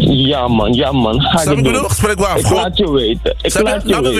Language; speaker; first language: Dutch; non-native, local second language; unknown